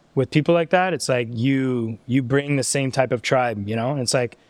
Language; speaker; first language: English; native; English